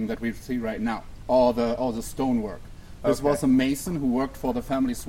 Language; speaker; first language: English; non-native, fluent; German